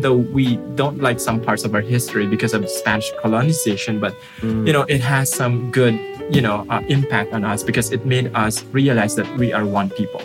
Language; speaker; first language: English; non-native, local second language; Filipino